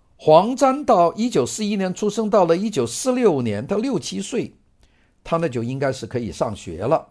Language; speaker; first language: Chinese; non-native, local second language; Cantonese